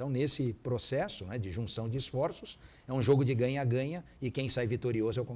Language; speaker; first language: Portuguese; native; Portuguese